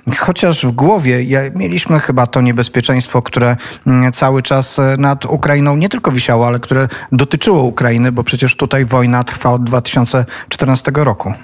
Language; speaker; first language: Polish; native; Polish